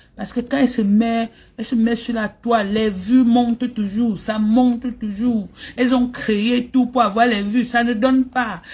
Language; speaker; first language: French; native; French